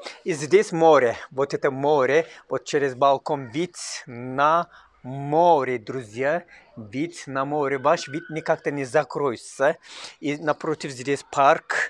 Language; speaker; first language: Russian; non-native, learner; Turkish